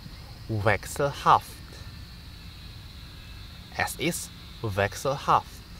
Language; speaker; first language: German; non-native, fluent; Indonesian